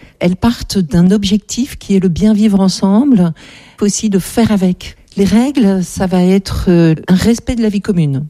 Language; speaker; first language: French; native; French